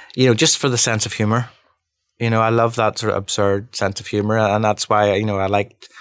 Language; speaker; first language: English; native; English